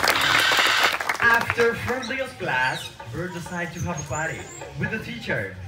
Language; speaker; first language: English; non-native, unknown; Spanish